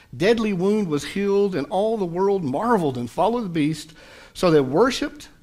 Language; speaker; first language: English; native; English